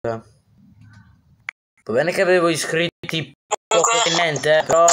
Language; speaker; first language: Italian; native; Italian